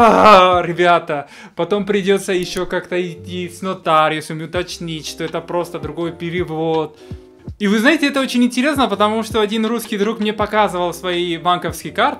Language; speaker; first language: Russian; non-native, fluent; Spanish